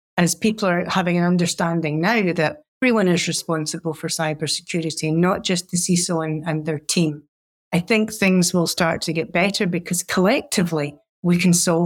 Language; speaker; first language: English; native; English